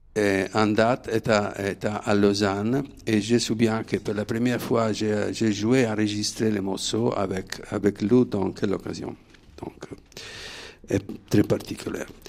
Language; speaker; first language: French; non-native, learner; Italian